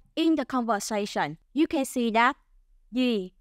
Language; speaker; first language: English; non-native, fluent; Vietnamese